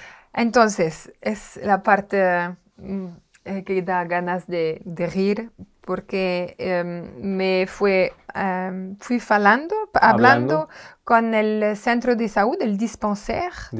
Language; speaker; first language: Spanish; non-native, learner; French